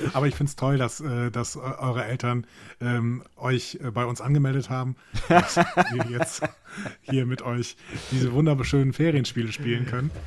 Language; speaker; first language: German; native; German